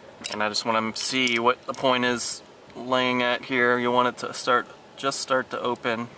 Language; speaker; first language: English; native; English